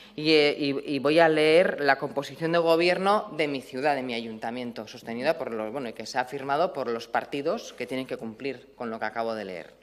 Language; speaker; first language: Spanish; native; Spanish